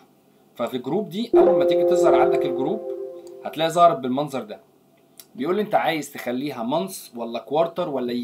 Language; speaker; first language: Arabic; native; Arabic